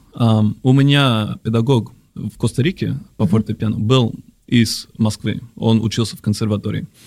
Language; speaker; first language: Russian; non-native, fluent; Spanish